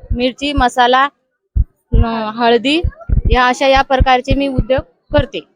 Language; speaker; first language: Marathi; non-native, local second language; Lambadi